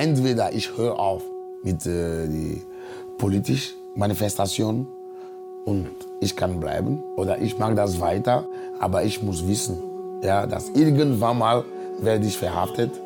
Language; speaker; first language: German; non-native, fluent; Ewe